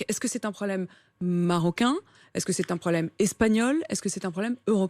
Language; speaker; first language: French; native; French